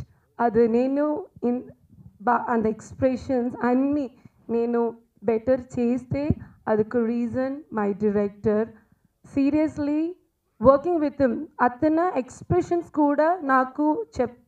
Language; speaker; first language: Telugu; non-native, learner; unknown